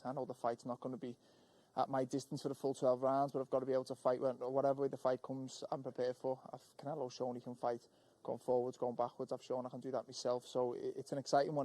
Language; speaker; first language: English; native; English